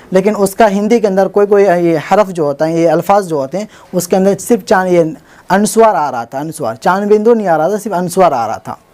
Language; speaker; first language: Hindi; native; Hindi